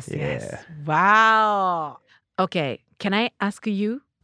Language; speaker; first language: English; non-native, learner; Japanese